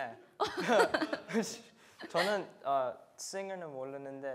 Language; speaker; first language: Korean; early bilingual, heritage; English